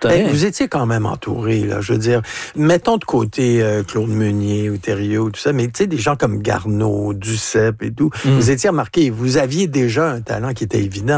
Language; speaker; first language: French; native; French